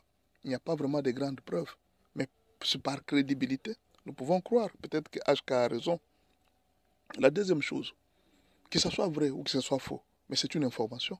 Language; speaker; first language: French; non-native, local second language; Lingala